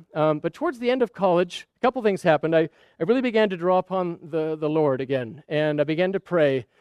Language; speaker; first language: English; native; English